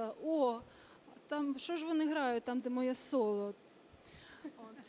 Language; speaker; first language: Ukrainian; native; Ukrainian